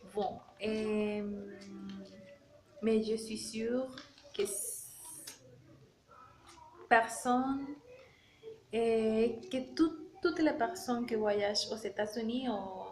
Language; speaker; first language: French; non-native, learner; Spanish